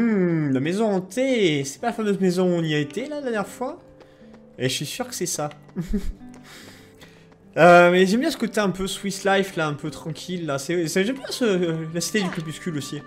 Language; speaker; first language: French; native; French